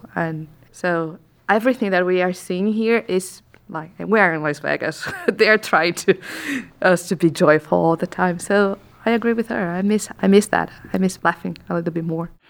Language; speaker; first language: English; non-native, fluent; Portuguese